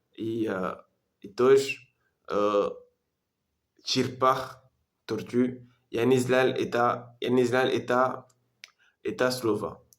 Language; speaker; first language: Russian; non-native, learner; French